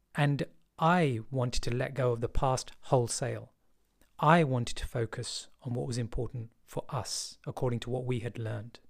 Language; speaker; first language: English; early bilingual, other home language; Hindi